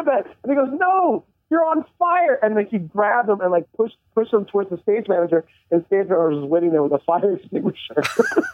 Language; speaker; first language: English; native; English